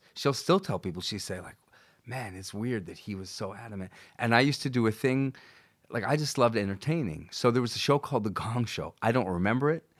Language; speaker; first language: English; native; English